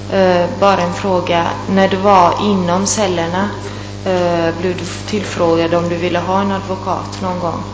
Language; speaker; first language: Swedish; non-native, fluent; Italian